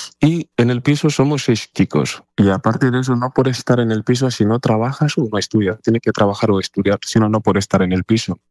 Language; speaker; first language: Spanish; non-native, fluent; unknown